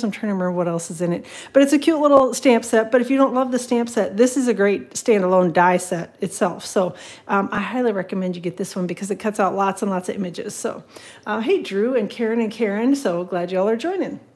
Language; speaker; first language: English; native; English